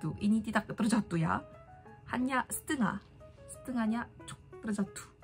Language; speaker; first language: Indonesian; non-native, learner; Korean